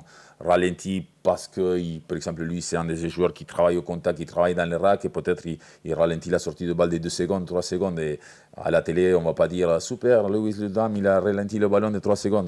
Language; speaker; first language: French; native; French